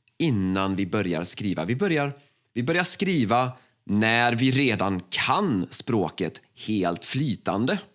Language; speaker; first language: Swedish; native; Swedish